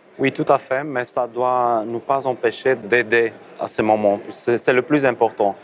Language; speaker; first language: French; non-native, fluent; Romanian